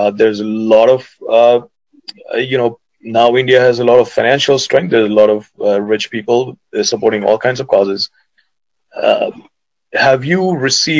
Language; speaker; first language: English; non-native, local second language; Hindi